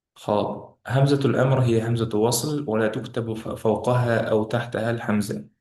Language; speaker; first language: Arabic; non-native, fluent; Uzbek